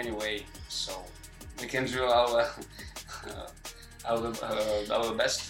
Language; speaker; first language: English; non-native, learner; Ukrainian